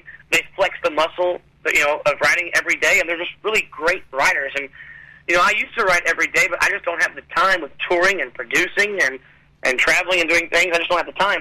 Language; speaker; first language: English; native; English